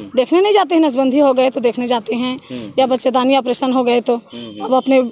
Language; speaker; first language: Hindi; native; Hindi